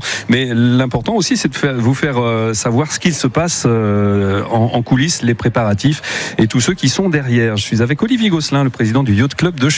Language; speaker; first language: French; native; French